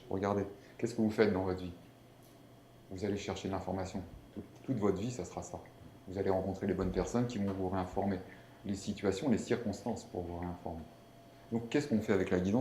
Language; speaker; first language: French; native; French